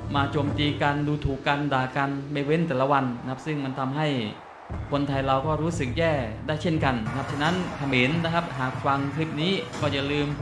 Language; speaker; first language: Thai; non-native, local second language; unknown